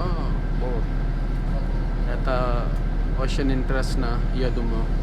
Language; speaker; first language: Russian; non-native, learner; Turkish